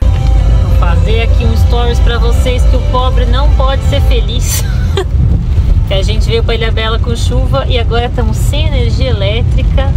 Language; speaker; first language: Portuguese; native; Portuguese